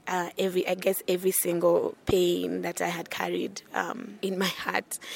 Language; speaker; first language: English; non-native, local second language; Luo (Kenya and Tanzania)